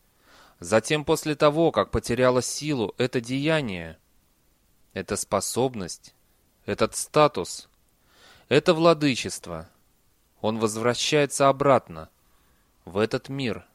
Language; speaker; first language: Russian; native; Russian